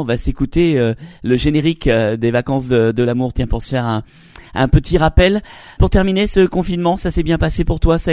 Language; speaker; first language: French; native; French